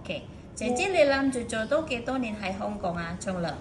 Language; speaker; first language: Cantonese; native; Cantonese